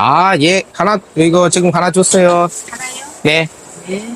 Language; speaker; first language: Korean; non-native, learner; Tamil